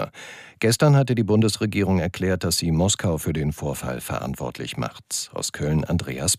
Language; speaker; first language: German; native; German